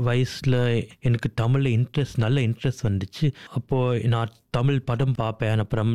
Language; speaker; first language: Tamil; early bilingual, heritage; Tamil